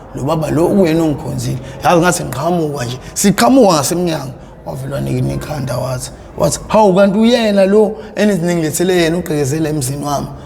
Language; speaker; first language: Zulu; native; Zulu